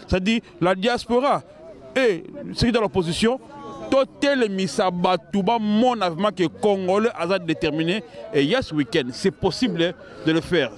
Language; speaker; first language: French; non-native, local second language; Lingala